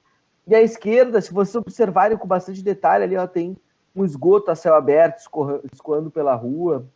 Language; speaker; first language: Portuguese; native; Portuguese